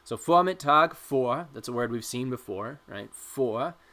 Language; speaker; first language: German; non-native, fluent; English